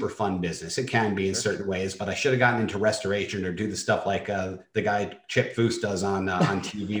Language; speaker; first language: English; native; English